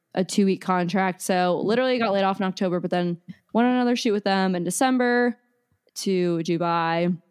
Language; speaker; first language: English; native; English